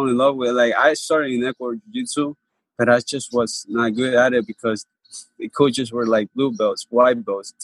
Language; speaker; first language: English; non-native, fluent; Spanish